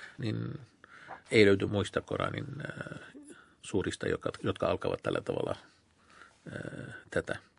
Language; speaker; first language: Finnish; non-native, fluent; Arabic